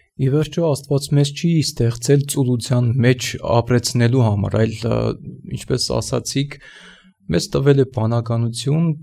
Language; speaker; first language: Armenian; native; Armenian